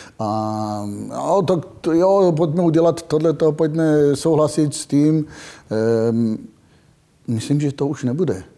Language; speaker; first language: Czech; non-native, fluent; Hebrew